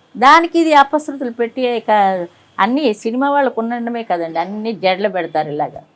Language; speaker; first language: Telugu; native; Telugu